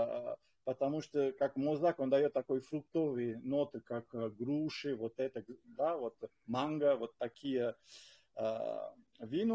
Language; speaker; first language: Russian; non-native, fluent; French